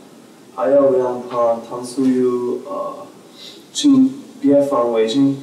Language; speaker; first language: Chinese; non-native, learner; English